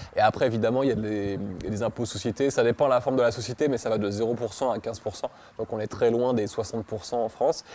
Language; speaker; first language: French; native; French